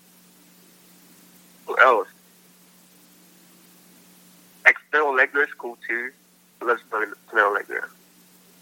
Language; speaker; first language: English; non-native, local second language; Filipino